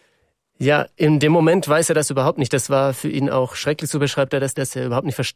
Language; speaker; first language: German; native; German